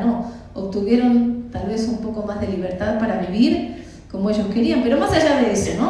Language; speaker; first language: Spanish; native; Spanish